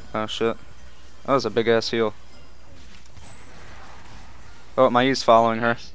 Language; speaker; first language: English; native; English